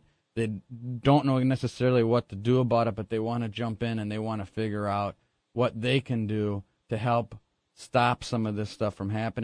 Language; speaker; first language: English; native; English